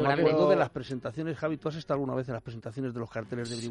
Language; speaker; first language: Spanish; native; Spanish